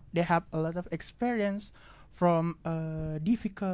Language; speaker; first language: English; non-native, learner; Indonesian